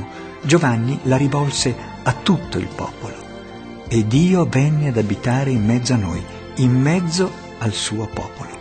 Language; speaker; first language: Italian; native; Italian